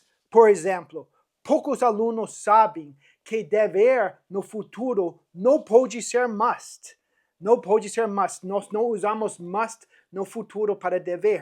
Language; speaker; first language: Portuguese; non-native, fluent; English